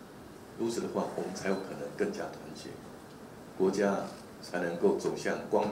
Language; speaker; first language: Chinese; native; Chinese